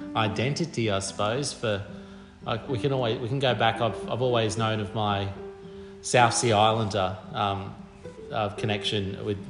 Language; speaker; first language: English; native; English